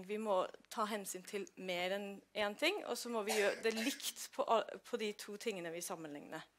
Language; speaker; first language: Norwegian; non-native, fluent; English